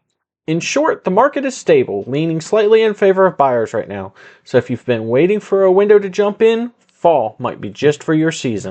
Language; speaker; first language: English; native; English